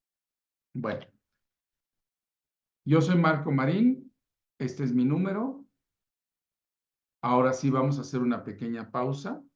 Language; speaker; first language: Spanish; native; Spanish